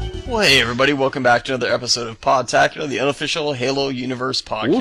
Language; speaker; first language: English; native; English